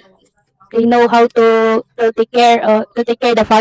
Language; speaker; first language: English; non-native, learner; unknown